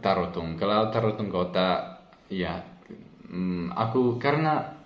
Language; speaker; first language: Indonesian; non-native, learner; English